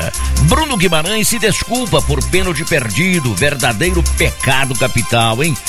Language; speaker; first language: Portuguese; native; Portuguese